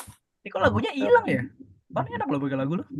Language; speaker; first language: Indonesian; native; Indonesian